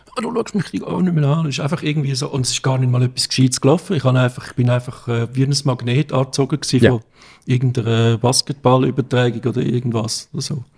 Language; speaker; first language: German; native; German